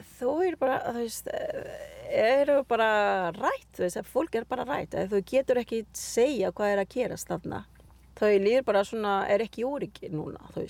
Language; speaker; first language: Icelandic; non-native, learner; Spanish